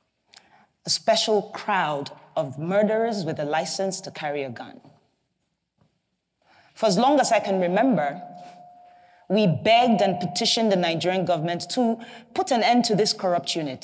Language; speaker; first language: English; non-native, local second language; Igbo